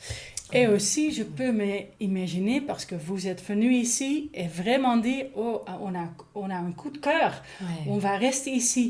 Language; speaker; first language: French; non-native, learner; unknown